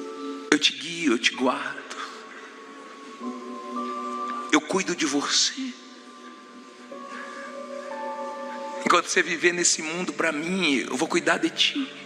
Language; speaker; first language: Portuguese; native; Portuguese